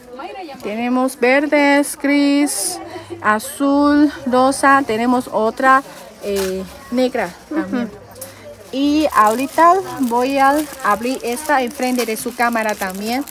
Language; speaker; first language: Spanish; non-native, learner; Chinese